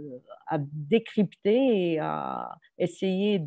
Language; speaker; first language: French; non-native, local second language; Arabic